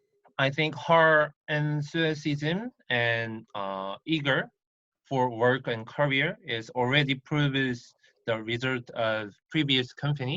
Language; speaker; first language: English; non-native, learner; Korean